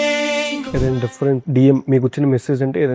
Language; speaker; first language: Telugu; native; Telugu